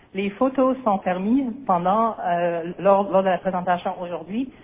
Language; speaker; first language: French; native; French